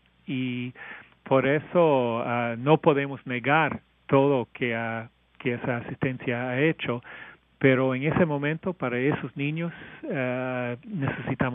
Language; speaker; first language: Spanish; non-native, fluent; English